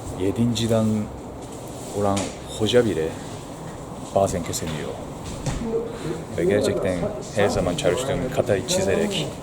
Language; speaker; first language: Turkish; non-native, fluent; Japanese